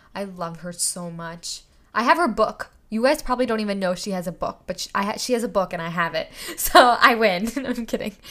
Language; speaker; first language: English; native; English